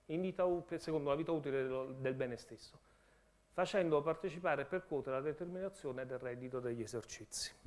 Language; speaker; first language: Italian; native; Italian